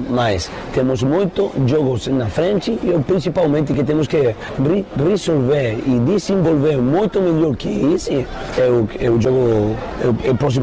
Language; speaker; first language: Portuguese; non-native, fluent; Spanish